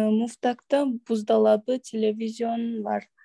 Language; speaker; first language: Turkish; non-native, learner; Kyrgyz